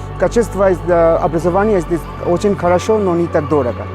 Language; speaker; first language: Russian; non-native, learner; Bangla